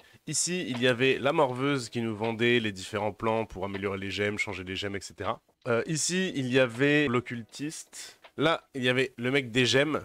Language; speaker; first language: French; native; French